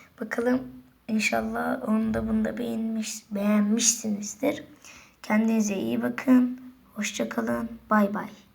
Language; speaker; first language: Turkish; native; Turkish